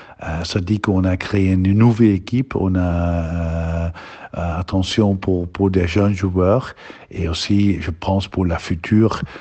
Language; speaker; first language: French; non-native, learner; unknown